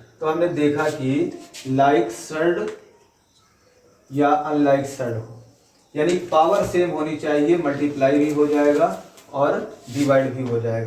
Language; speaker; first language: Hindi; native; Hindi